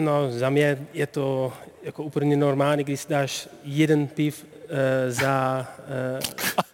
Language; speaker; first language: Czech; non-native, learner; Dutch